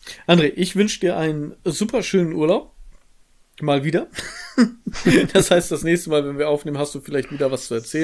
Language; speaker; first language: German; native; German